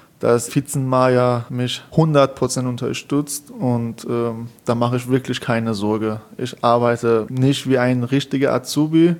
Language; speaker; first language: German; non-native, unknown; Persian